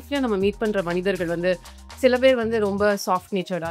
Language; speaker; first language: Tamil; native; Tamil